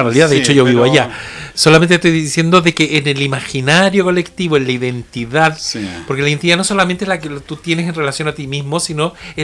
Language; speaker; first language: Spanish; native; Spanish